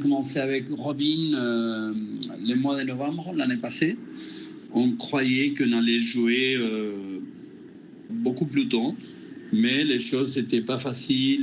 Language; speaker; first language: French; non-native, fluent; Spanish